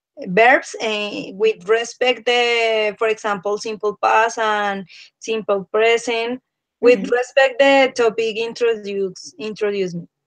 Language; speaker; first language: English; non-native, learner; Spanish